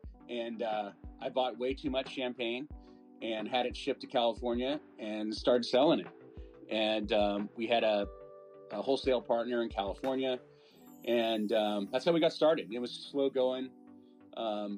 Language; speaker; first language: English; native; English